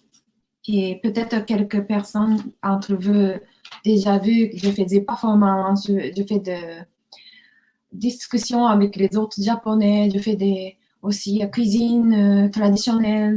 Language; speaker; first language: French; non-native, learner; Japanese